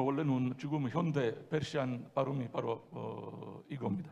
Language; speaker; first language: Korean; non-native, fluent; Italian